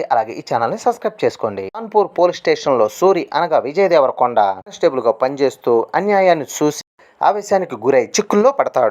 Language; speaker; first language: Telugu; native; Telugu